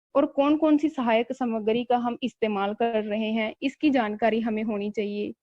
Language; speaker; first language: Hindi; non-native, local second language; Punjabi